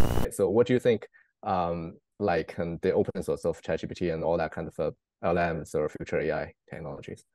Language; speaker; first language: English; non-native, fluent; Chinese